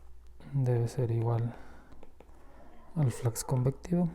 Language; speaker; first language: Spanish; native; Spanish